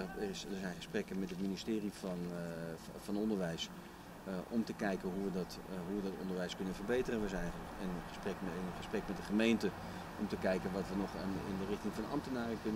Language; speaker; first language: Dutch; native; Dutch